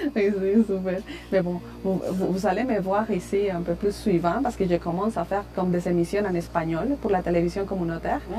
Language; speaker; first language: French; non-native, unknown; Spanish